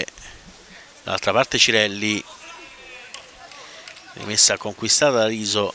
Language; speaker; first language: Italian; native; Italian